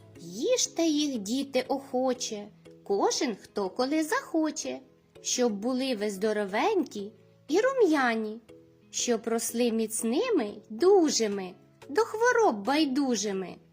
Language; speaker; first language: Ukrainian; native; Ukrainian